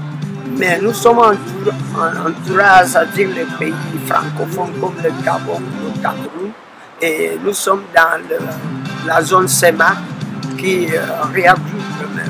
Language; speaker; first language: French; non-native, local second language; Spanish